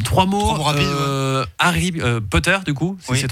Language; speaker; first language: French; native; French